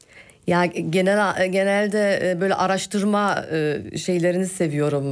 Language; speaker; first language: Turkish; early bilingual, heritage; Turkish